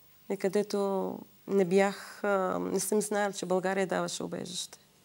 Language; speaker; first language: Bulgarian; non-native, fluent; Assyrian Neo-Aramaic